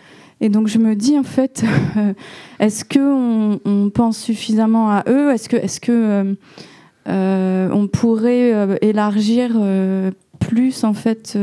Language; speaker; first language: French; native; French